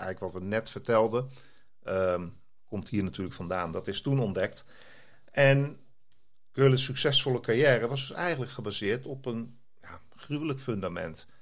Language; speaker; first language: Dutch; native; Dutch